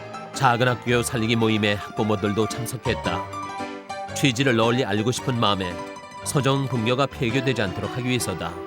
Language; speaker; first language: Korean; native; Korean